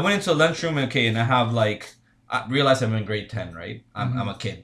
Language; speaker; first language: English; non-native, fluent; Spanish